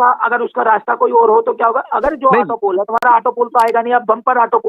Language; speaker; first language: Hindi; native; Hindi